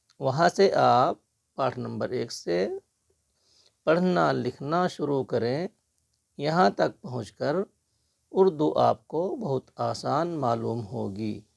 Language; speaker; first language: Urdu; native; Urdu